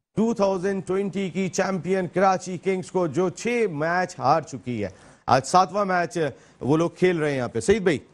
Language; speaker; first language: Urdu; native; Urdu